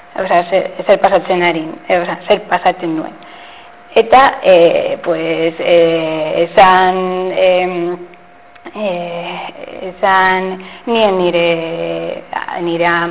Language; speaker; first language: Basque; non-native, local second language; Spanish